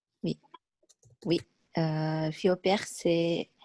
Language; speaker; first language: French; non-native, learner; Vietnamese